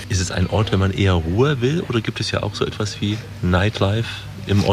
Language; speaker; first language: German; native; German